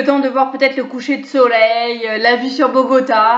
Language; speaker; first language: French; native; French